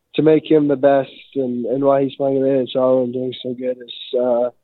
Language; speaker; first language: English; native; English